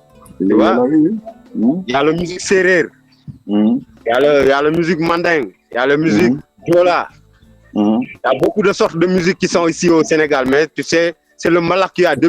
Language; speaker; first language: French; non-native, local second language; Wolof